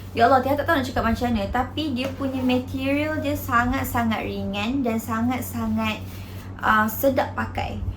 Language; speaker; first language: Malay; native; Malay